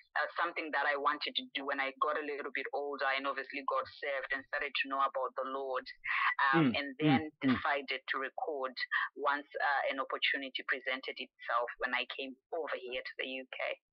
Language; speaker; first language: English; non-native, local second language; Shona